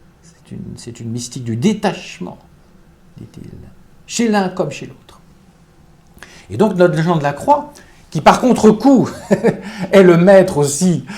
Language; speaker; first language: French; native; French